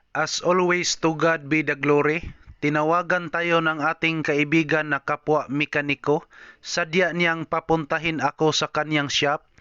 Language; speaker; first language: Filipino; non-native, local second language; Cebuano